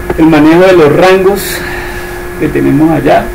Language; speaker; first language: Spanish; native; Spanish